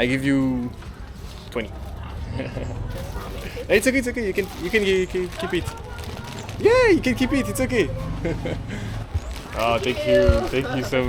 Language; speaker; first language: English; non-native, learner; French